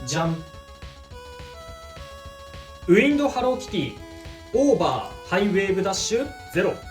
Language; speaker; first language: Japanese; native; Japanese